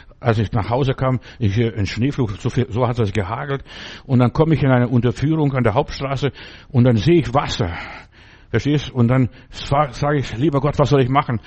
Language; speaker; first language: German; early bilingual, other home language; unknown